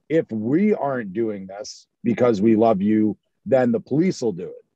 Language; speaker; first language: English; native; English